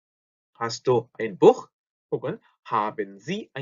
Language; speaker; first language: German; non-native, fluent; Korean